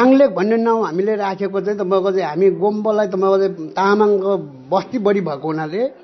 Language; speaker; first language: Nepali; non-native, local second language; Eastern Tamang